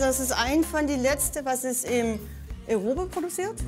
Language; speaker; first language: German; non-native, fluent; Danish